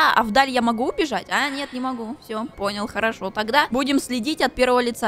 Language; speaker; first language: Russian; native; Russian